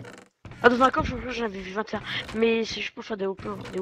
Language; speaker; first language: French; native; French